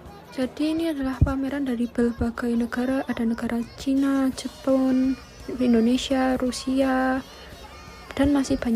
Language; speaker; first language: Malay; non-native, learner; Indonesian